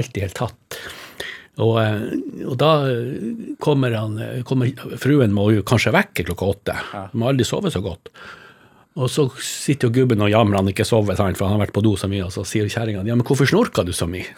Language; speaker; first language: Norwegian; native; Norwegian